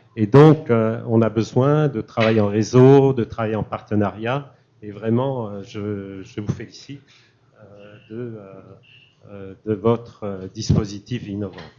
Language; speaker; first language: French; native; French